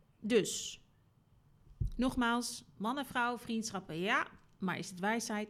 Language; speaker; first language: Dutch; native; Dutch